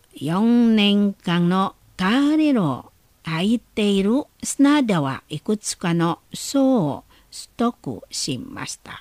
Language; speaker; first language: Japanese; non-native, fluent; Indonesian